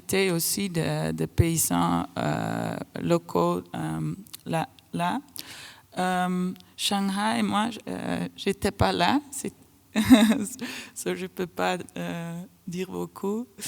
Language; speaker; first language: French; non-native, fluent; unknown